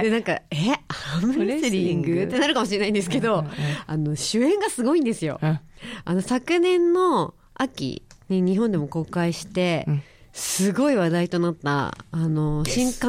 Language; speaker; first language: Japanese; native; Japanese